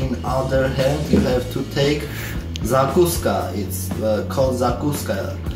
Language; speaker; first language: English; non-native, learner; Armenian